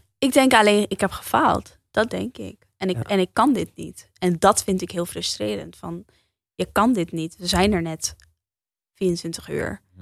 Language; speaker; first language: Dutch; early bilingual, heritage; Dutch